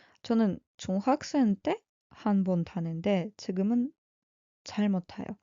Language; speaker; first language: Korean; non-native, fluent; Russian